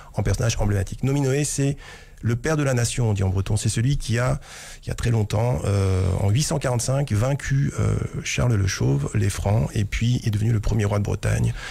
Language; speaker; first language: French; non-native, fluent; Romanian